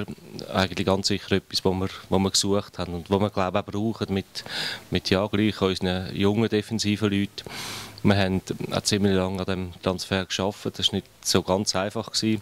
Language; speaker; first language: German; native; German